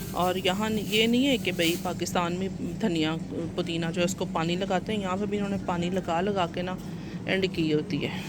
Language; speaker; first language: Urdu; non-native, local second language; Punjabi